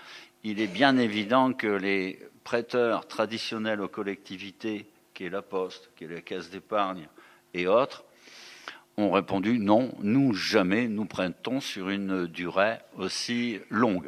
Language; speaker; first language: French; native; French